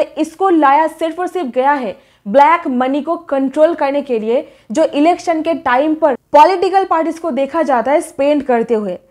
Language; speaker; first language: Hindi; native; Hindi